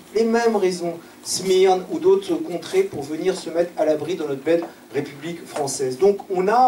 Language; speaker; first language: French; native; French